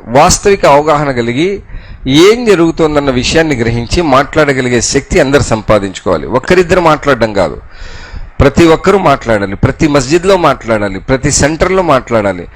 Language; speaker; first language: Telugu; non-native, local second language; Urdu